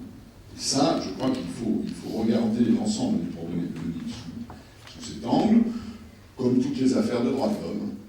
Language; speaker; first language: French; native; French